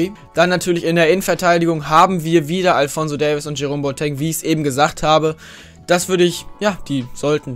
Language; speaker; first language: German; native; German